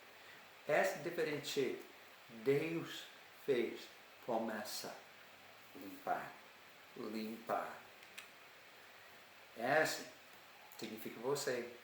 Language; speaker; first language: Portuguese; non-native, learner; English